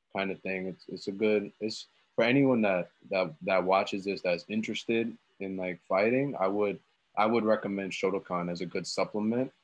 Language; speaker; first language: English; native; English